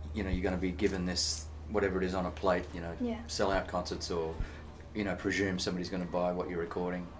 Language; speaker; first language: English; native; English